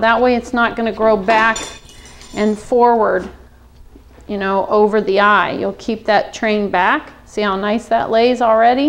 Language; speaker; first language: English; native; English